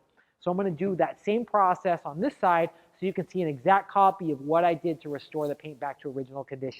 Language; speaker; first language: English; native; English